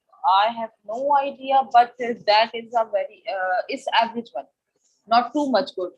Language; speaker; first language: English; non-native, learner; Urdu